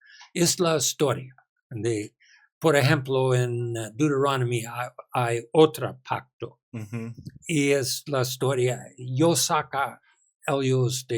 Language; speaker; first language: Spanish; non-native, learner; English